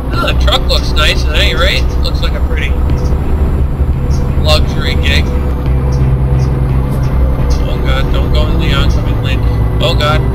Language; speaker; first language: English; native; English